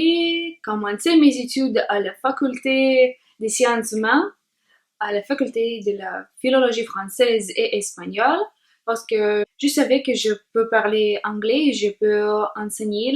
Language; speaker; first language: French; non-native, learner; Russian